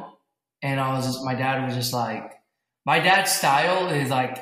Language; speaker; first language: English; native; English